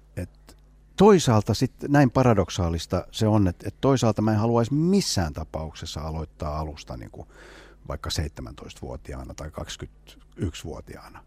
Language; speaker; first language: Finnish; non-native, local second language; Swedish